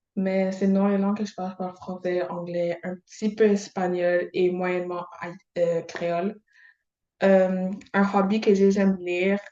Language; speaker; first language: French; native; French